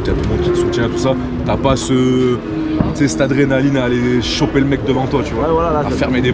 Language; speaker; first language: French; native; French